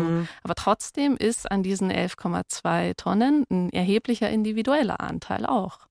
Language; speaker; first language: German; native; German